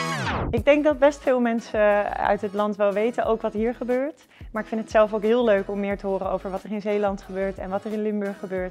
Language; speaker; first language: Dutch; native; Dutch